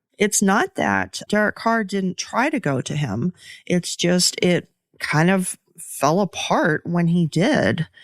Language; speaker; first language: English; native; English